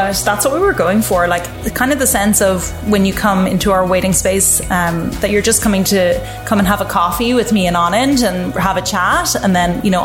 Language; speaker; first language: English; native; English